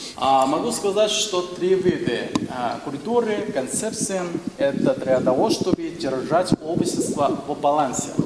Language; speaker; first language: Russian; non-native, fluent; Chinese